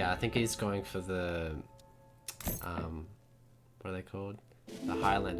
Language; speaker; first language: English; native; English